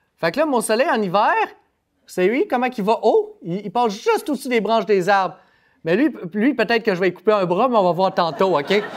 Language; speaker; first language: French; native; French